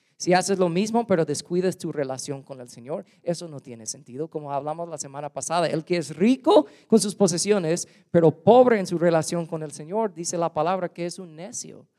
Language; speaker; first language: Spanish; non-native, fluent; English